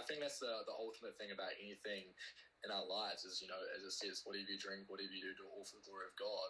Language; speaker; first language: English; native; English